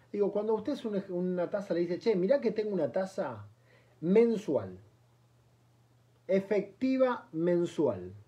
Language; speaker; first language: Spanish; native; Spanish